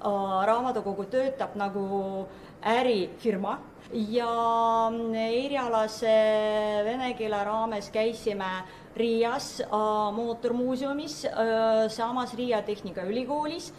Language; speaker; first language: Estonian; non-native, fluent; Russian